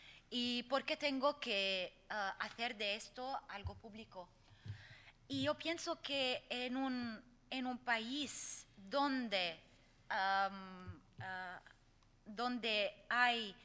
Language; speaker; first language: Spanish; non-native, fluent; Arabic